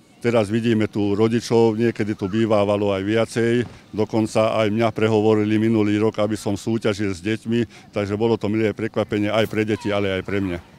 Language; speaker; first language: Slovak; non-native, local second language; Hungarian